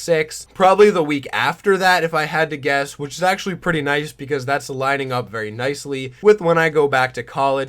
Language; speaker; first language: English; native; English